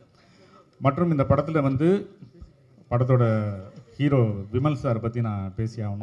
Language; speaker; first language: Tamil; native; Tamil